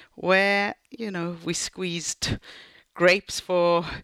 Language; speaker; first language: English; native; English